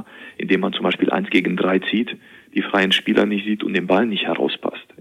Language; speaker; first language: German; native; German